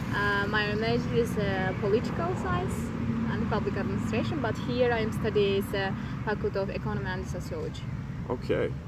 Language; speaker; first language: English; non-native, learner; Turkmen